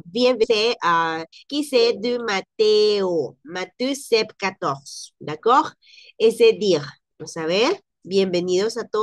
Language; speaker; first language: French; non-native, learner; Spanish